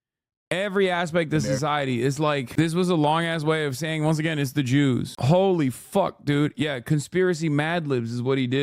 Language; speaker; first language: English; native; English